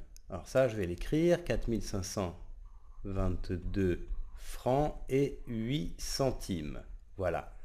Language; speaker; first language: French; native; French